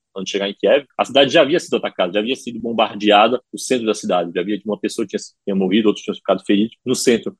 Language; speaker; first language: Portuguese; native; Portuguese